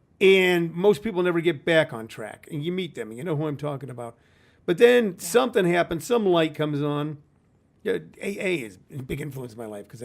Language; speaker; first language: English; native; English